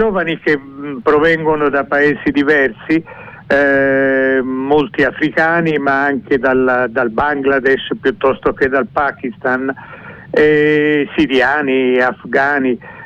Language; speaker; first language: Italian; native; Italian